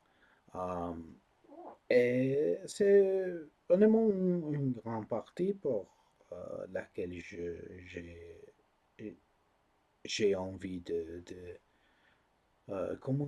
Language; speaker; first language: French; non-native, learner; English